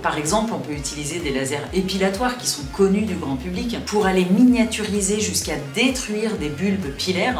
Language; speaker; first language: French; native; French